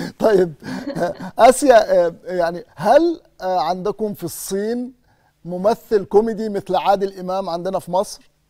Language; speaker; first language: Arabic; native; Arabic